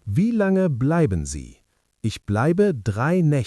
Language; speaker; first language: German; non-native, learner; English